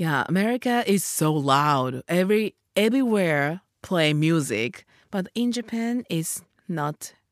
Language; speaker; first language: English; non-native, learner; Japanese